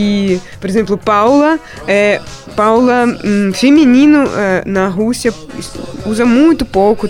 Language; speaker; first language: Portuguese; non-native, fluent; Russian